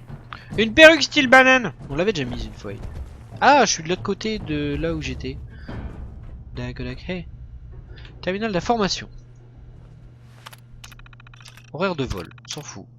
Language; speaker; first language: French; native; French